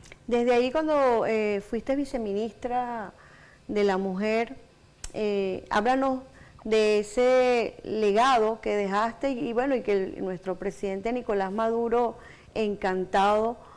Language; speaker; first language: Spanish; native; Spanish